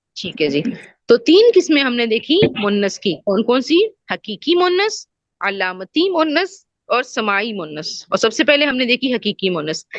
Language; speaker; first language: Urdu; native; Urdu